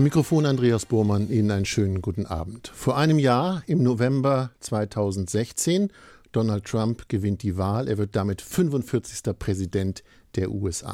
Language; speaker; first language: German; native; German